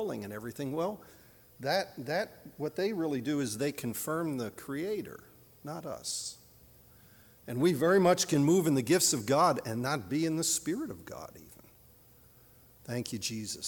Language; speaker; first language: English; native; English